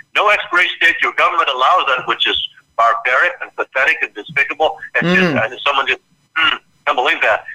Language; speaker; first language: English; native; English